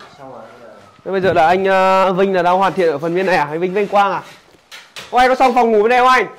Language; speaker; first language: Vietnamese; non-native, local second language; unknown